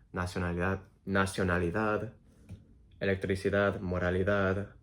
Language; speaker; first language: Spanish; non-native, fluent; English